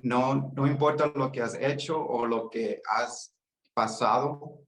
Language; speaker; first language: Spanish; early bilingual, heritage; Spanish